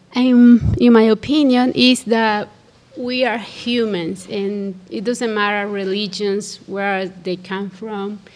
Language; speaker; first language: English; non-native, learner; Spanish